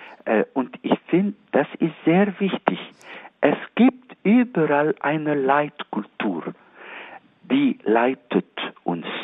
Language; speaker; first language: German; non-native, fluent; Arabic